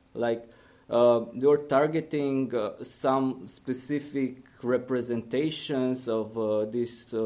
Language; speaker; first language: English; non-native, fluent; Romanian